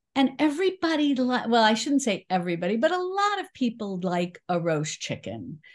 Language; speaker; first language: English; native; English